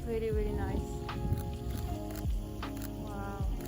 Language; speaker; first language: English; non-native, fluent; French